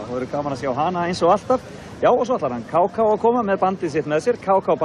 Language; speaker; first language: Icelandic; native; Icelandic